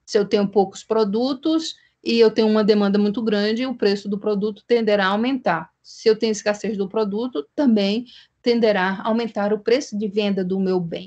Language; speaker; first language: Portuguese; native; Portuguese